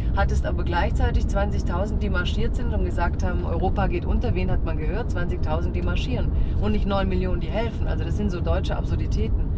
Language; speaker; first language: German; early bilingual, other home language; Croatian